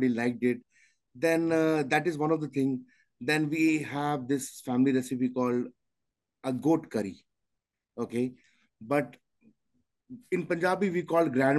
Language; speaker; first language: English; non-native, local second language; Punjabi